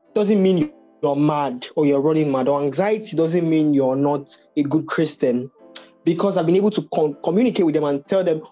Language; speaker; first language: English; non-native, local second language; Yoruba